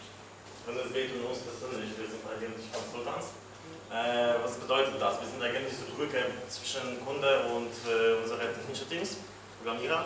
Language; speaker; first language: German; non-native, fluent; Polish